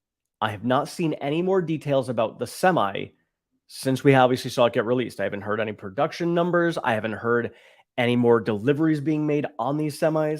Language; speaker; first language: English; native; English